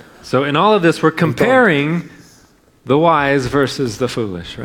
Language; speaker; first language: English; native; English